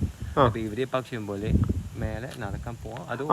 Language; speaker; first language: Malayalam; non-native, learner; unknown